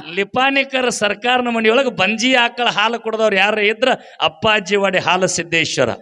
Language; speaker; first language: Kannada; native; Kannada